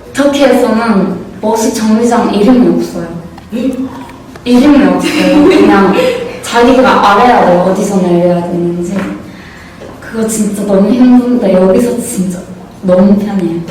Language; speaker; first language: Korean; non-native, fluent; Turkish